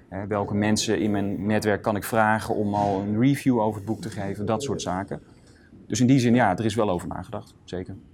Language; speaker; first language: Dutch; native; Dutch